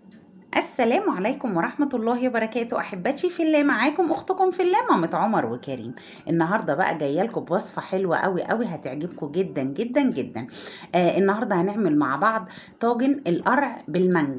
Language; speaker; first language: Arabic; native; Arabic